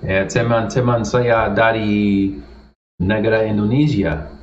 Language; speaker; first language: Indonesian; non-native, learner; English